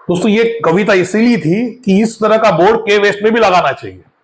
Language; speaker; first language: Hindi; non-native, local second language; Marathi